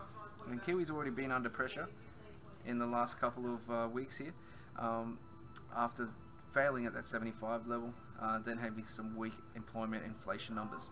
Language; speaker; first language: English; native; English